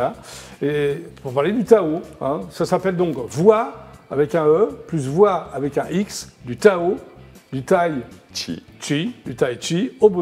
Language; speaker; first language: French; native; French